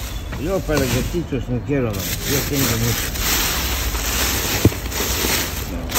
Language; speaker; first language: Spanish; non-native, learner; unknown